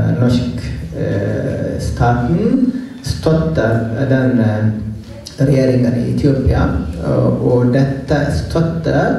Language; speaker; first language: Norwegian; non-native, fluent; Oromo